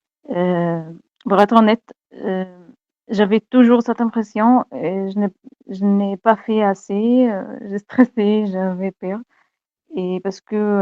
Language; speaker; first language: French; non-native, fluent; Arabic